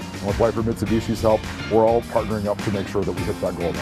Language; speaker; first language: English; native; English